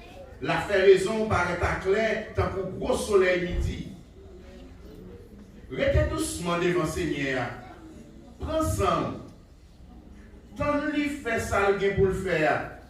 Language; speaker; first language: French; non-native, local second language; Haitian Creole